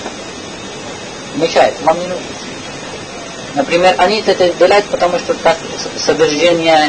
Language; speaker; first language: Russian; non-native, learner; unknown